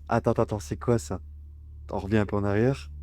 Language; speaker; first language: French; native; French